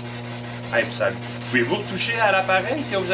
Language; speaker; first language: French; native; French